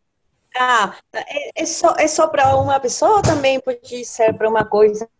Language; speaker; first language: Portuguese; non-native, learner; Spanish